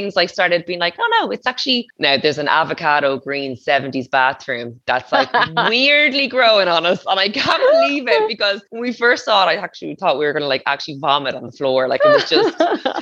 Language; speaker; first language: English; native; English